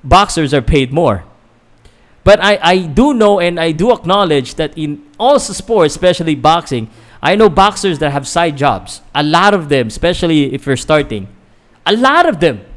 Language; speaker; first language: English; non-native, local second language; Filipino